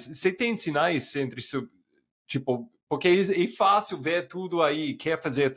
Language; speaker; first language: Portuguese; non-native, fluent; English